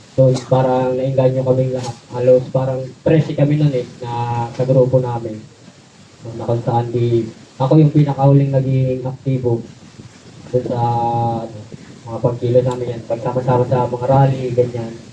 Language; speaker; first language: Filipino; native; Filipino